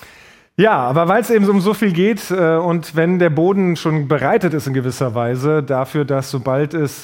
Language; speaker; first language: German; native; German